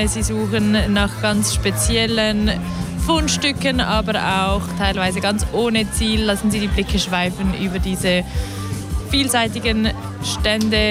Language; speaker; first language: German; native; German